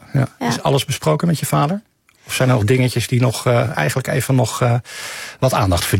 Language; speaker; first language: Dutch; native; Dutch